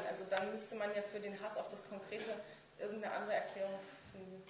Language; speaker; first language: German; native; German